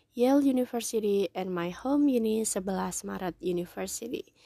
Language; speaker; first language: English; non-native, fluent; Indonesian